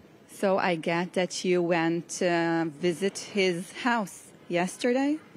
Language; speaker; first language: English; non-native, fluent; Hebrew